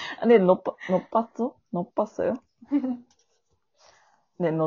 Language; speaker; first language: Korean; non-native, learner; Japanese